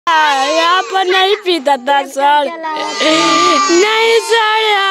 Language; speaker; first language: Hindi; non-native, local second language; Bhojpuri